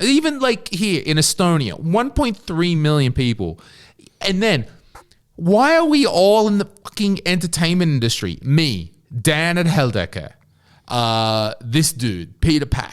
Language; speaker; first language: English; native; English